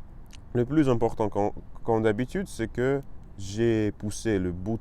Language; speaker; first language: French; non-native, learner; Russian